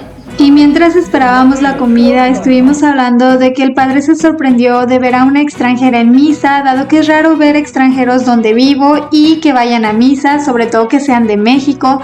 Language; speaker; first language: Spanish; native; Spanish